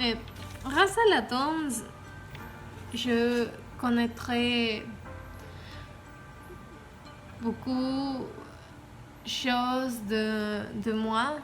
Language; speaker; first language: French; non-native, learner; Spanish